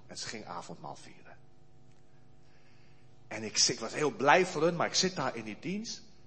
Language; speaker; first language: Dutch; non-native, fluent; Afrikaans